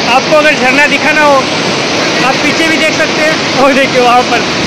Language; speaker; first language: Hindi; non-native, local second language; Marathi